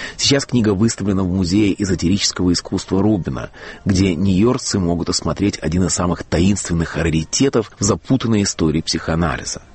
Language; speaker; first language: Russian; native; Russian